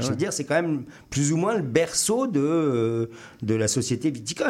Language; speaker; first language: French; native; French